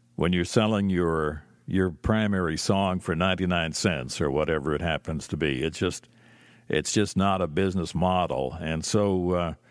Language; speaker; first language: English; native; English